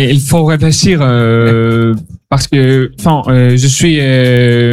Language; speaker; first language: French; non-native, learner; Greek